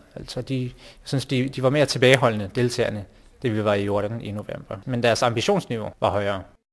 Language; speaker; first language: Danish; early bilingual, other home language; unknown